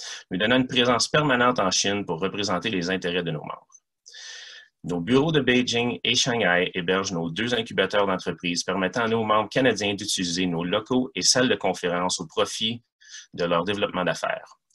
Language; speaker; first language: French; native; French